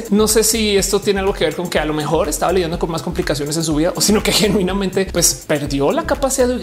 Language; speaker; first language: Spanish; native; Spanish